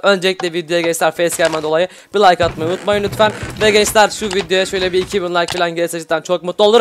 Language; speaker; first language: Turkish; native; Turkish